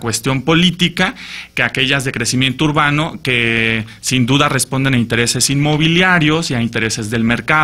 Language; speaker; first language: Spanish; native; Spanish